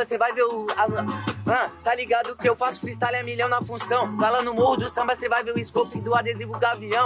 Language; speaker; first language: Portuguese; native; Portuguese